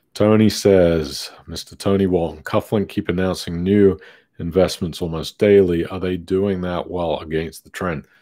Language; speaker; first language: English; native; English